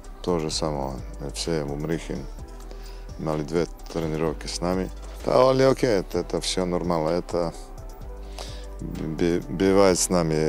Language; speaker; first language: Russian; non-native, fluent; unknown